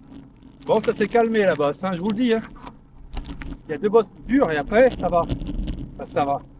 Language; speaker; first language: French; native; French